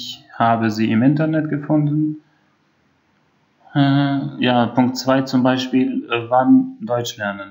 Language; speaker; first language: German; non-native, fluent; Albanian